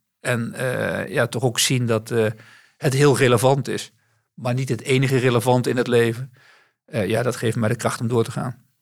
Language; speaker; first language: Dutch; native; Dutch